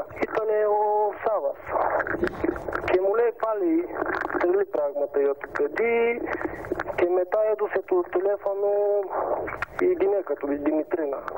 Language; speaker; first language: Greek; non-native, learner; Bulgarian